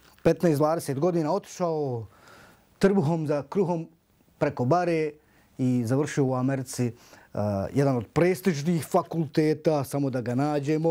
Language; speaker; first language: Croatian; native; Croatian